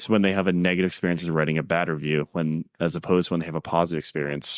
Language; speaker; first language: English; native; English